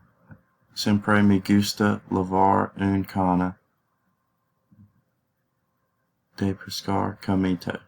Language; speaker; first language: Spanish; non-native, learner; English